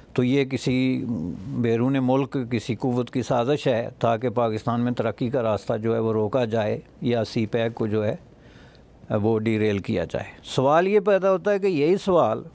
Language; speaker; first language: Urdu; non-native, local second language; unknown